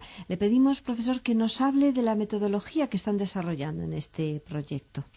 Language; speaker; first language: Spanish; native; Spanish